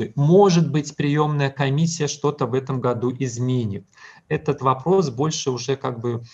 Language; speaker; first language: Russian; native; Russian